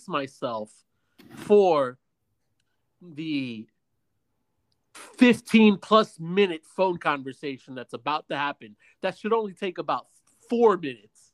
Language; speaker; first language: English; early bilingual, other home language; Spanish